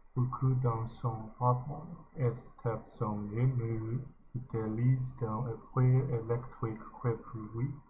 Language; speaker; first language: French; non-native, learner; English